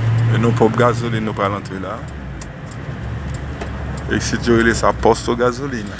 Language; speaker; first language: French; non-native, learner; Haitian Creole